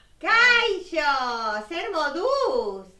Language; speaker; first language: Basque; non-native, learner; Spanish